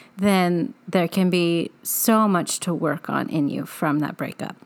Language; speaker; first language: English; native; English